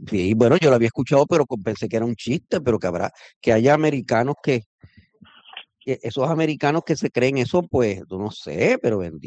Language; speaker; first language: Spanish; native; Spanish